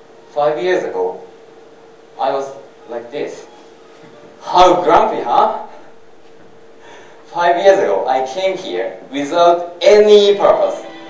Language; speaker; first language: English; non-native, fluent; Japanese